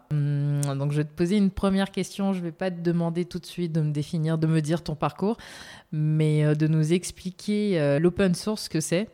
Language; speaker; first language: French; native; French